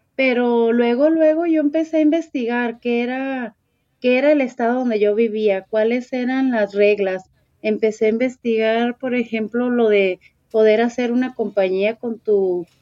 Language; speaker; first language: Spanish; native; Spanish